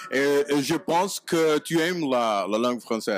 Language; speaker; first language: French; non-native, fluent; Portuguese